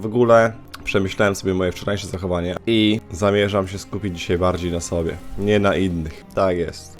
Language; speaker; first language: Polish; native; Polish